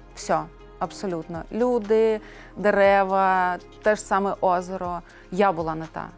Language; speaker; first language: Ukrainian; non-native, local second language; Russian